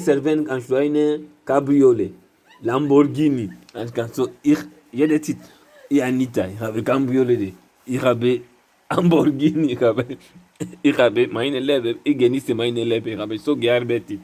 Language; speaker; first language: German; non-native, learner; Lingala